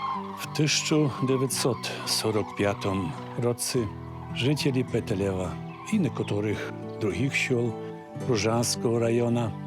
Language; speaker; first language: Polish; non-native, local second language; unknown